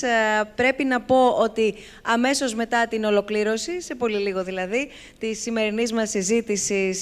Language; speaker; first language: Greek; native; Greek